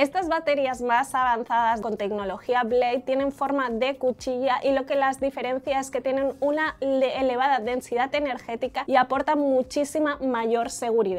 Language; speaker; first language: Spanish; native; Spanish